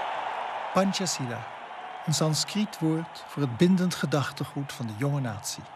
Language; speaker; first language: Dutch; native; Dutch